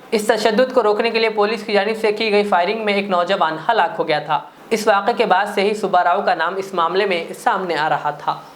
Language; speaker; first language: Urdu; native; Urdu